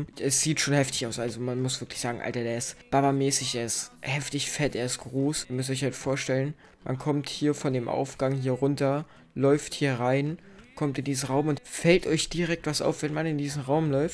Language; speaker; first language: German; native; German